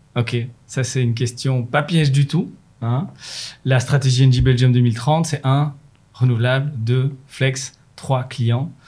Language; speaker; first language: French; native; French